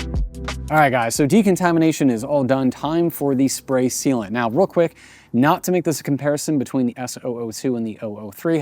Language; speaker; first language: English; native; English